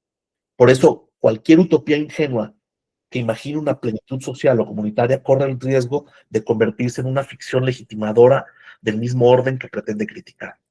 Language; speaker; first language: Spanish; native; Spanish